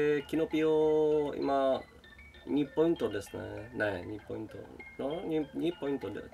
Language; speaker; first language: Japanese; non-native, learner; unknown